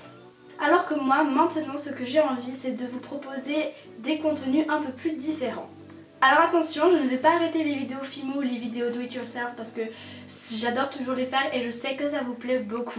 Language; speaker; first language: French; native; French